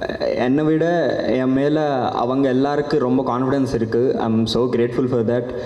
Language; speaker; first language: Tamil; non-native, learner; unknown